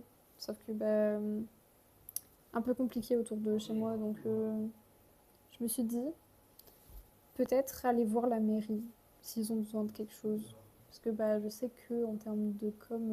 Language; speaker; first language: French; native; French